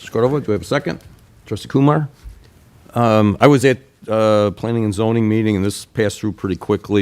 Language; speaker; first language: English; native; English